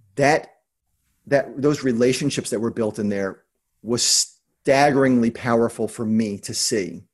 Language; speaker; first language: English; native; English